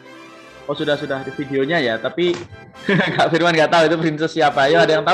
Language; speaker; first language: Indonesian; native; Indonesian